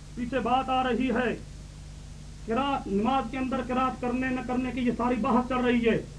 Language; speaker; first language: Urdu; native; Urdu